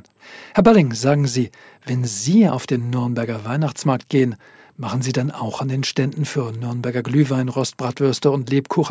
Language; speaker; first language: German; native; German